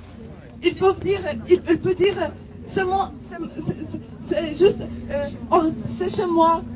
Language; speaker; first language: French; non-native, learner; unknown